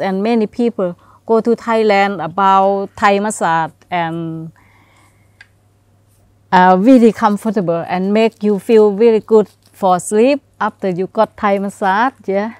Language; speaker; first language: English; non-native, learner; Thai